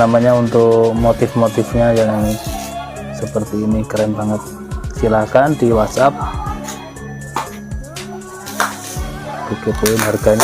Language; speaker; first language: Indonesian; native; Indonesian